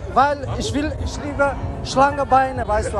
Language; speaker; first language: German; non-native, learner; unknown